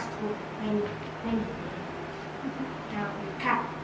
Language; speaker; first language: English; non-native, learner; Vietnamese